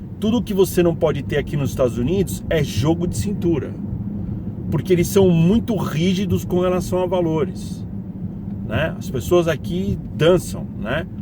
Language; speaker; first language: Portuguese; native; Portuguese